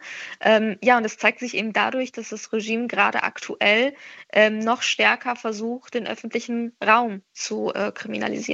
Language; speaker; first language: German; early bilingual, other home language; Persian